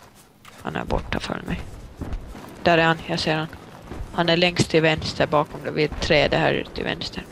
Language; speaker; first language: Swedish; native; Swedish